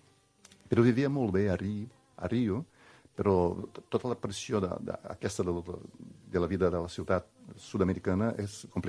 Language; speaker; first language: Catalan; non-native, fluent; Portuguese